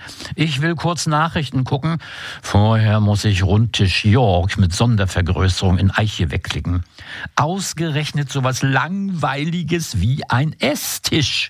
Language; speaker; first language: German; native; German